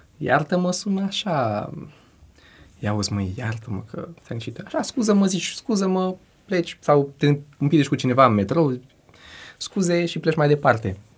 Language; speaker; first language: Romanian; early bilingual, heritage; Romanian